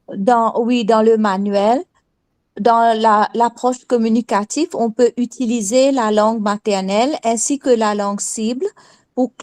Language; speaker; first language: French; non-native, fluent; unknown